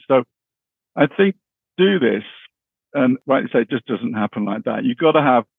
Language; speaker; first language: English; native; English